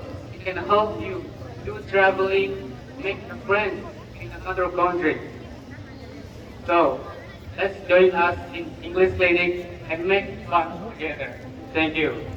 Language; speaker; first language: English; non-native, learner; Indonesian